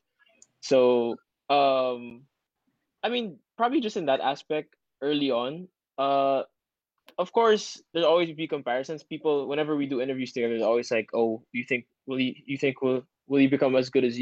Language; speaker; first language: English; native; English